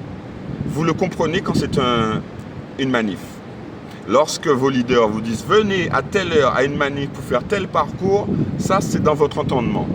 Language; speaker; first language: French; native; French